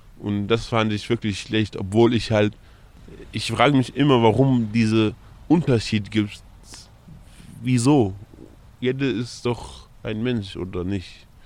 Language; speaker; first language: German; non-native, fluent; Arabic